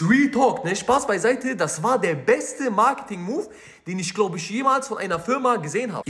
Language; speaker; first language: German; early bilingual, other home language; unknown